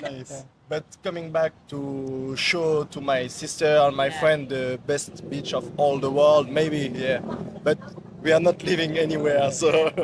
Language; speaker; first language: English; non-native, learner; French